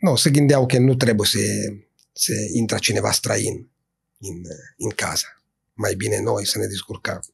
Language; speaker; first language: Romanian; non-native, fluent; Italian